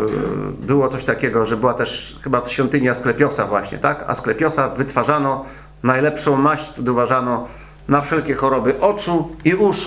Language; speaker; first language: Polish; native; Polish